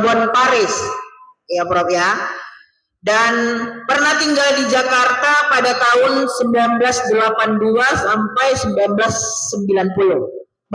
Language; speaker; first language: Indonesian; native; Indonesian